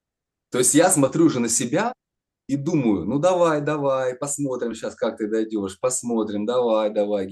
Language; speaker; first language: Russian; native; Russian